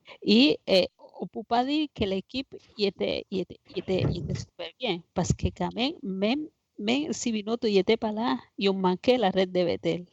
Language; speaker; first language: French; non-native, fluent; Spanish